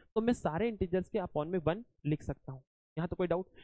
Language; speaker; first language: Hindi; native; Hindi